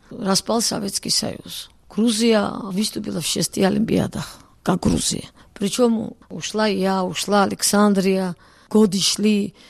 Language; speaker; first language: Russian; non-native, local second language; Georgian